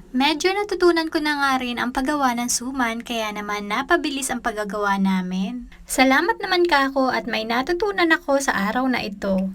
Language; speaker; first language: Filipino; native; Filipino